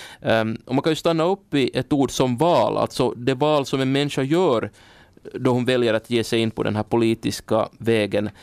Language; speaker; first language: Swedish; native; Swedish